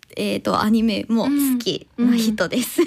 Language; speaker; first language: Japanese; non-native, learner; English